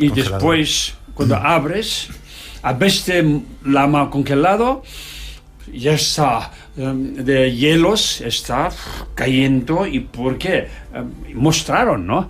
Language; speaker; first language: Spanish; non-native, learner; Tibetan